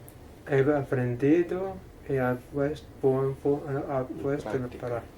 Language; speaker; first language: Spanish; non-native, fluent; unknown